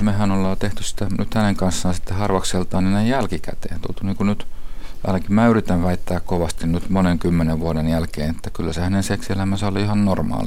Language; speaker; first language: Finnish; native; Finnish